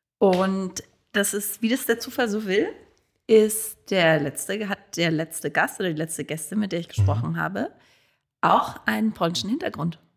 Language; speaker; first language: German; native; German